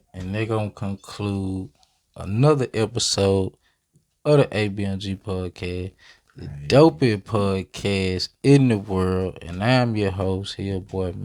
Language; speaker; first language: English; native; English